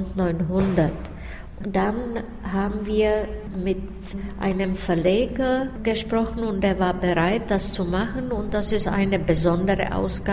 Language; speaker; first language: German; non-native, fluent; Czech